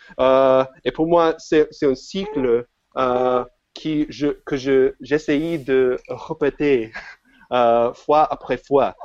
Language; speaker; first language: French; non-native, fluent; English